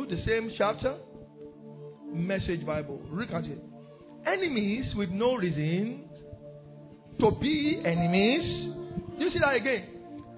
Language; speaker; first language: English; non-native, local second language; Yoruba